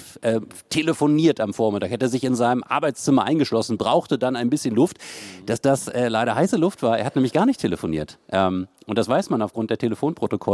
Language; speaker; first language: German; native; German